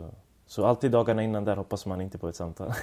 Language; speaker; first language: Swedish; early bilingual, other home language; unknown